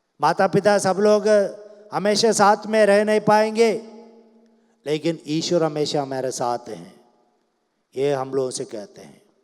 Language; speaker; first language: Hindi; non-native, local second language; Malayalam